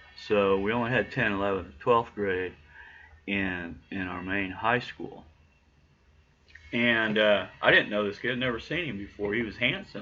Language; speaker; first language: English; native; English